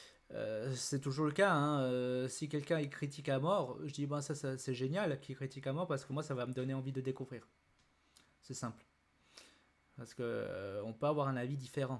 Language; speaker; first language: French; native; French